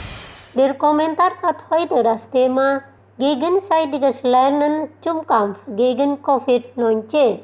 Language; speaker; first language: German; non-native, fluent; Indonesian